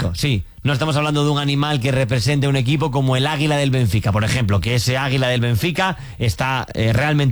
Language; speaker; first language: Spanish; native; Spanish